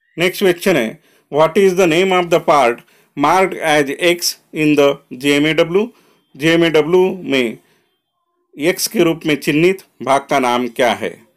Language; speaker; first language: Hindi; non-native, local second language; Marathi